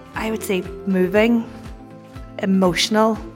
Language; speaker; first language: English; native; English